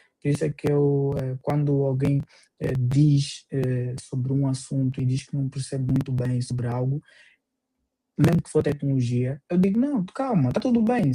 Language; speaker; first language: Portuguese; native; Portuguese